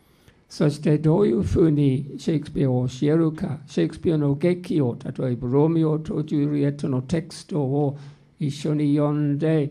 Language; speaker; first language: Japanese; non-native, fluent; English